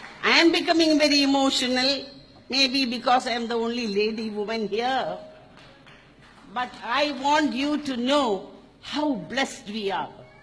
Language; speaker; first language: English; non-native, local second language; Malayalam